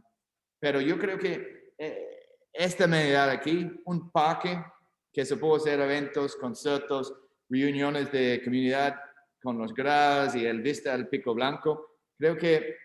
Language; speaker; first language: Spanish; non-native, learner; English